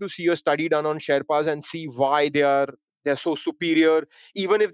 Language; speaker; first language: English; non-native, local second language; Hindi